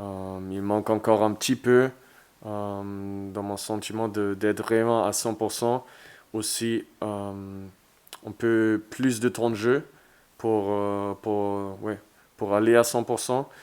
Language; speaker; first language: French; non-native, fluent; German